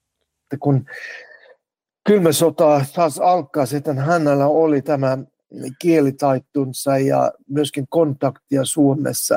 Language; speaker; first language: Finnish; non-native, fluent; Norwegian